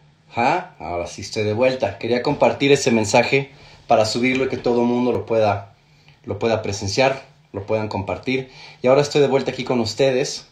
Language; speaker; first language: Spanish; native; Spanish